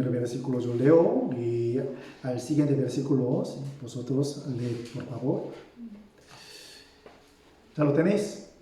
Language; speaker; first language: Spanish; non-native, fluent; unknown